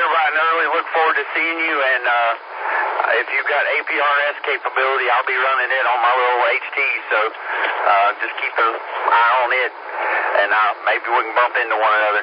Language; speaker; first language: English; native; English